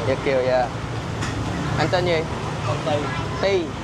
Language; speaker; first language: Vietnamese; early bilingual, heritage; English